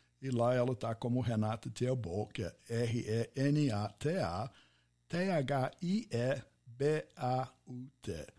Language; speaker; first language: Portuguese; non-native, fluent; English